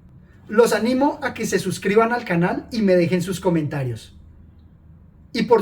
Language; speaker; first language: Spanish; native; Spanish